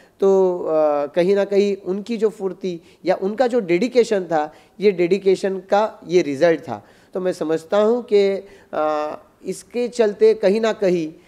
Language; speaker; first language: Hindi; non-native, local second language; Marathi